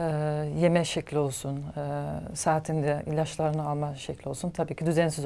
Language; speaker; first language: Turkish; native; Turkish